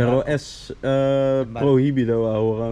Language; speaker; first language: Spanish; non-native, learner; Dutch